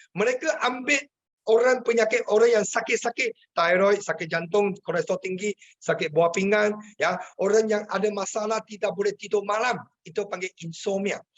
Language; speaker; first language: Malay; non-native, local second language; Chinese